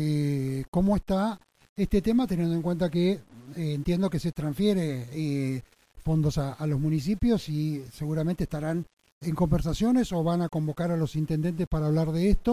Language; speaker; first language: Spanish; native; Spanish